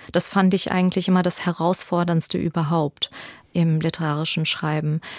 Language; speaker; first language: German; early bilingual, other home language; Albanian